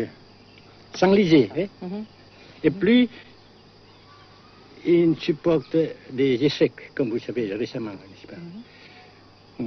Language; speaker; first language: French; non-native, local second language; Vietnamese